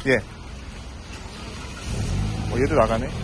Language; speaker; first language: Korean; native; Korean